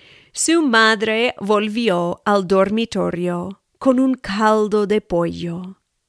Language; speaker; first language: Spanish; non-native, fluent; English